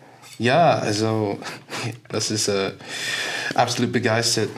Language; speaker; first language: German; non-native, learner; English